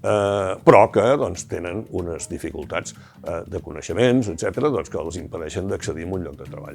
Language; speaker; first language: Catalan; native; Catalan